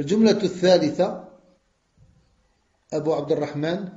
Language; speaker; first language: Arabic; non-native, fluent; French